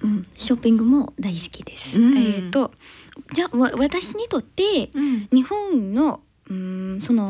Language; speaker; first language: Japanese; non-native, learner; English